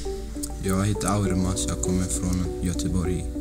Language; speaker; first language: Swedish; early bilingual, other home language; Lithuanian